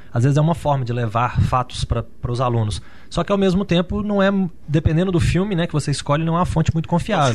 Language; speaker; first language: Portuguese; native; Portuguese